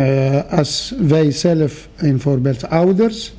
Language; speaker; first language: Dutch; non-native, fluent; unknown